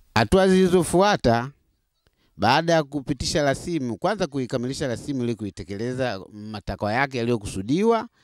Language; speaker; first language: Swahili; native; Swahili